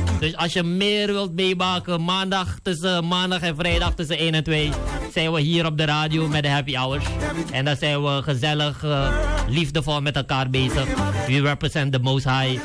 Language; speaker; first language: Dutch; native; Dutch